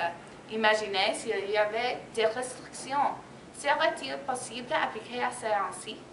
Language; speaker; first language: French; non-native, learner; English